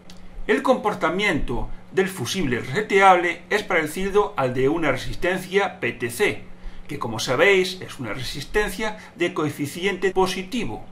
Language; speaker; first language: Spanish; native; Spanish